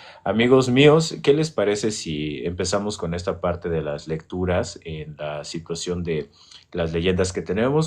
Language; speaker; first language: Spanish; native; Spanish